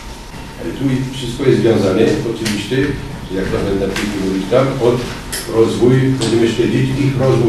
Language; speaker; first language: Polish; non-native, learner; French